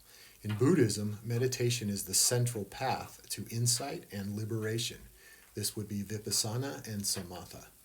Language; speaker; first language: English; native; English